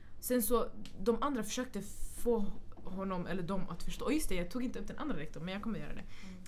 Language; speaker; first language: Swedish; early bilingual, other home language; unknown